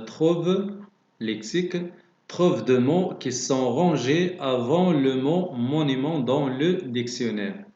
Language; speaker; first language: French; non-native, local second language; Arabic